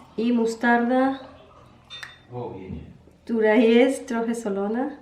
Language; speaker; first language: Polish; non-native, learner; Spanish